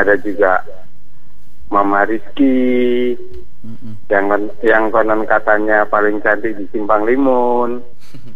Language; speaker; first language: Indonesian; native; Indonesian